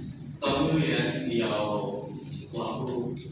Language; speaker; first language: Chinese; non-native, learner; Indonesian